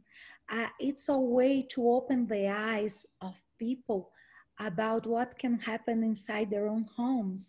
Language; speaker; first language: English; non-native, fluent; Portuguese